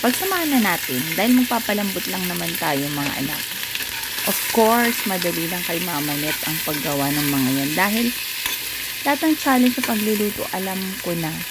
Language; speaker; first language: Filipino; non-native, local second language; Iloko